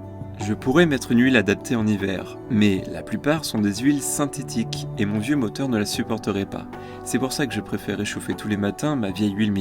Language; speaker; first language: French; native; French